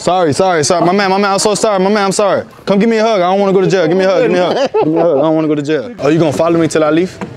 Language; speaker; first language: English; native; English